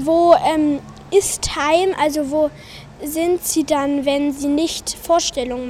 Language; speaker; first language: German; native; German